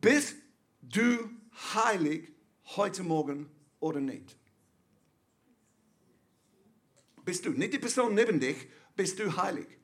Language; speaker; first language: German; non-native, fluent; English